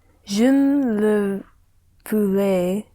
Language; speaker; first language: French; non-native, learner; English